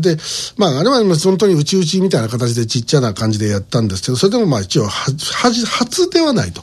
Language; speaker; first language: Japanese; native; Japanese